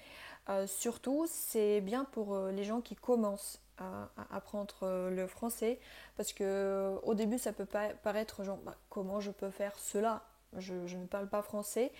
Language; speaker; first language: French; non-native, fluent; Russian